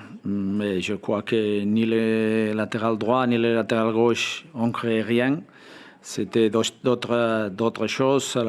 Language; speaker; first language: French; non-native, fluent; Spanish